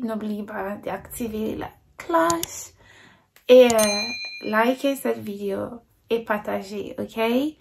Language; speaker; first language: French; non-native, fluent; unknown